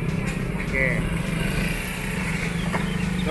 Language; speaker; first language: Indonesian; non-native, learner; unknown